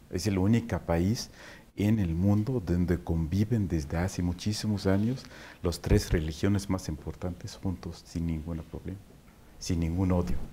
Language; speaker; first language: Spanish; non-native, fluent; Arabic